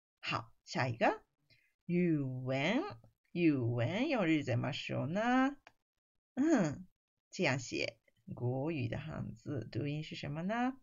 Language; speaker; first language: Chinese; non-native, fluent; Japanese